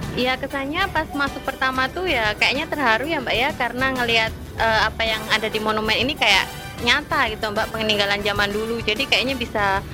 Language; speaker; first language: Indonesian; native; Indonesian